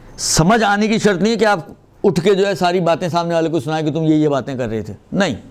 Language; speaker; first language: Urdu; non-native, local second language; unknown